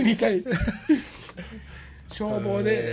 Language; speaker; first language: Japanese; native; Japanese